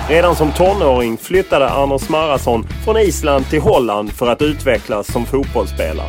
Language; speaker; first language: Swedish; native; Swedish